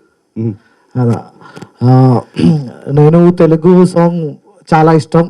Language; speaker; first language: Telugu; non-native, learner; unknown